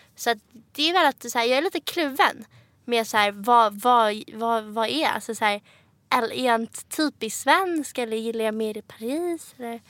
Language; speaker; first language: Swedish; native; Swedish